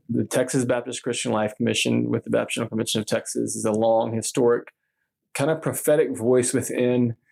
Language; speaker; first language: English; native; English